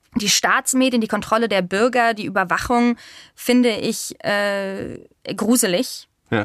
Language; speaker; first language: German; native; German